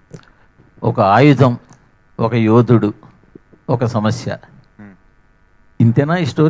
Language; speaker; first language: Telugu; native; Telugu